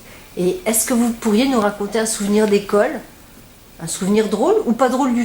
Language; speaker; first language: French; native; French